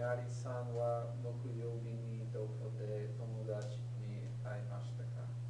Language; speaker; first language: Japanese; non-native, learner; English